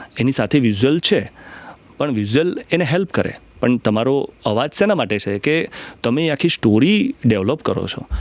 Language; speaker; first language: Gujarati; non-native, local second language; Marathi